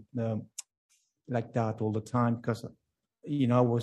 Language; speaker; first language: English; non-native, fluent; Spanish